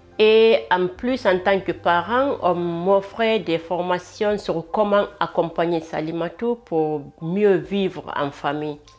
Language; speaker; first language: French; non-native, local second language; Fula